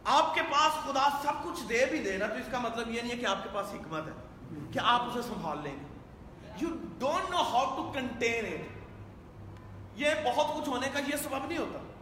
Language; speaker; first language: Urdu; non-native, local second language; Punjabi